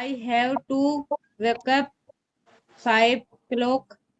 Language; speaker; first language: English; non-native, learner; Hindi